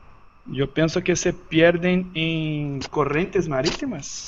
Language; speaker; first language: Spanish; non-native, learner; Portuguese